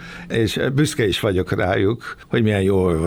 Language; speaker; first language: Hungarian; early bilingual, heritage; Hungarian